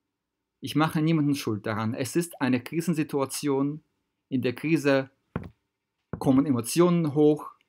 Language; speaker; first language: German; non-native, fluent; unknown